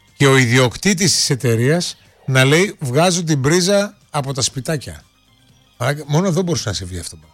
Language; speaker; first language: Greek; native; Greek